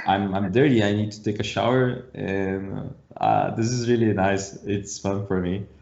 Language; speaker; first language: English; non-native, learner; Portuguese